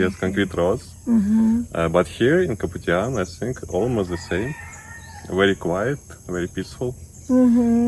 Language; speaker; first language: English; non-native, learner; Russian